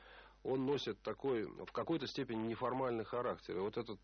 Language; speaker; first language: Russian; native; Russian